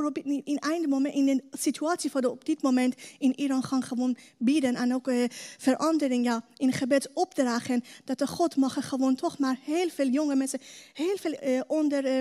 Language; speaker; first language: Dutch; non-native, learner; Persian